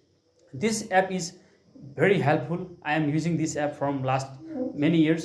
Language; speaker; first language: English; non-native, fluent; Nepali